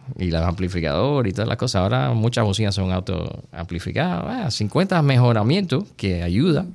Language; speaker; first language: Spanish; early bilingual, heritage; Spanish